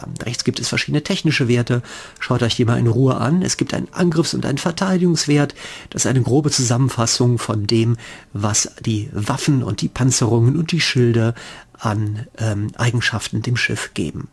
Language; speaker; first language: German; native; German